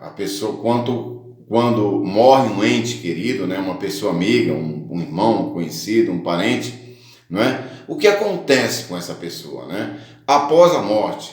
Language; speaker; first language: Portuguese; native; Portuguese